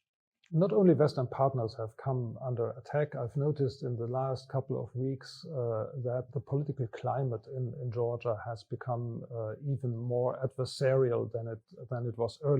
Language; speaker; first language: English; non-native, fluent; German